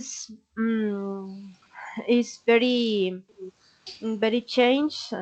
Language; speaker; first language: English; non-native, learner; Spanish